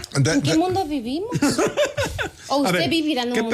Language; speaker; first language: Spanish; native; Spanish